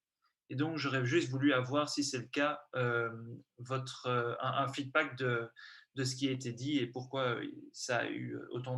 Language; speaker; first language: French; native; French